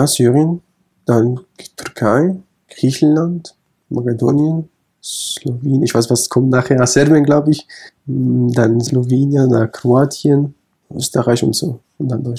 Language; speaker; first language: German; non-native, fluent; Kurdish